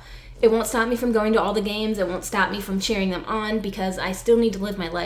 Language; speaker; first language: English; native; English